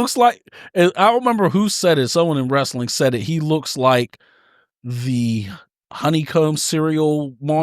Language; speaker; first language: English; native; English